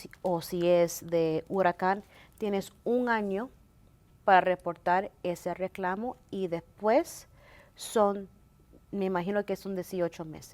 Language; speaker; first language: Spanish; early bilingual, heritage; Spanish